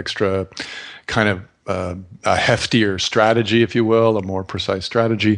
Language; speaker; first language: English; native; English